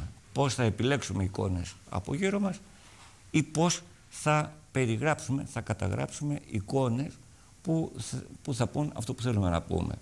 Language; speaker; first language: Greek; native; Greek